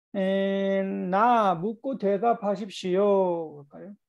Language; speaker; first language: Korean; native; Korean